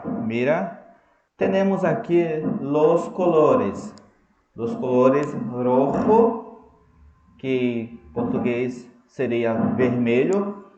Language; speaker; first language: Spanish; non-native, fluent; Portuguese